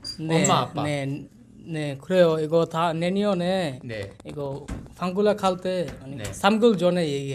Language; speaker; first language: Korean; non-native, learner; Bangla